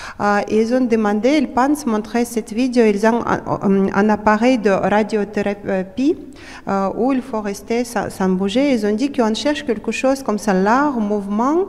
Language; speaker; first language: French; non-native, fluent; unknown